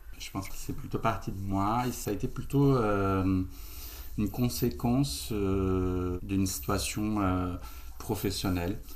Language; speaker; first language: French; non-native, fluent; Portuguese